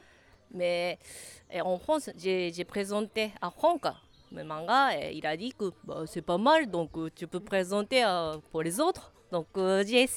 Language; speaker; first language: French; non-native, learner; Japanese